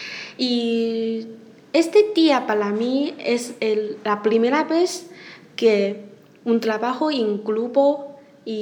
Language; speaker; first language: Spanish; non-native, learner; Chinese